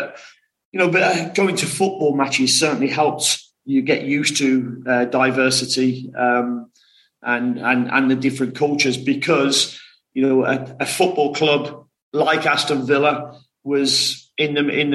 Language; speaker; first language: English; native; English